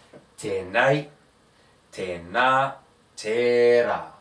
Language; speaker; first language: Māori; non-native, local second language; English